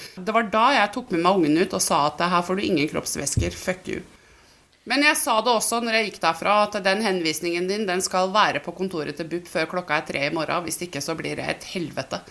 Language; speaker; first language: Norwegian; native; Norwegian